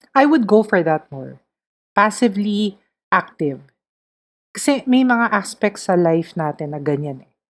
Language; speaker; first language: Filipino; native; Filipino